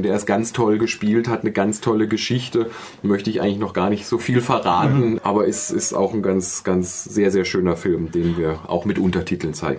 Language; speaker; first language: German; native; German